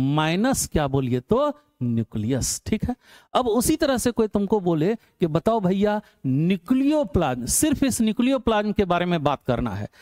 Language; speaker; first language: Hindi; native; Hindi